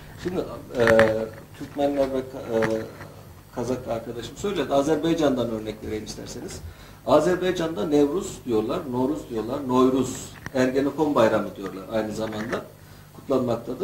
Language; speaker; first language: Turkish; native; Turkish